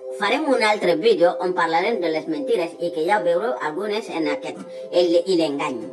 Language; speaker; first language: Catalan; non-native, fluent; Fula